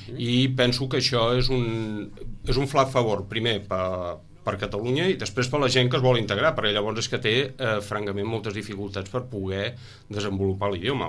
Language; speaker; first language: Catalan; native; Catalan